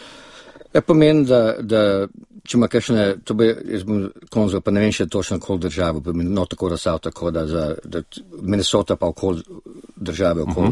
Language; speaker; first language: Slovenian; early bilingual, other home language; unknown